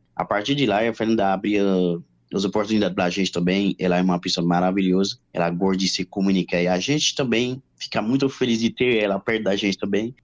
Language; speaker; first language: Portuguese; non-native, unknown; Haitian Creole